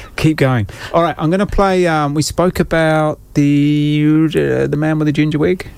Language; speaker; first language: English; native; English